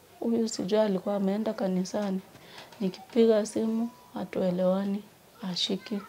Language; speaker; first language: Swahili; non-native, local second language; Gusii